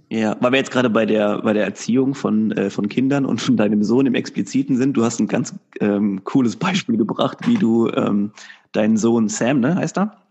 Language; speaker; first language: German; native; German